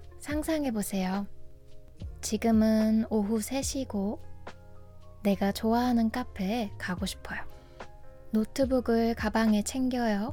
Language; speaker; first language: Korean; non-native, fluent; English